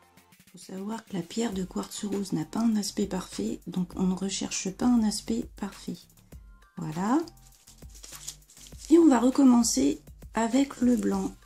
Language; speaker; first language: French; native; French